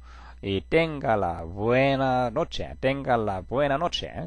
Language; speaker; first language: Spanish; non-native, fluent; Korean